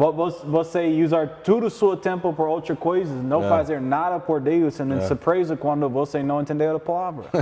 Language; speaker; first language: Portuguese; non-native, learner; English